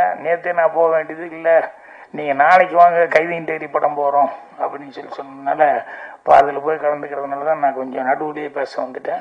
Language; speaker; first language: Tamil; native; Tamil